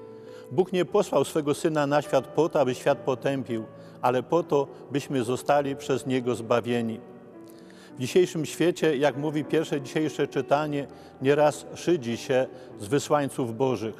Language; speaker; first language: Polish; native; Polish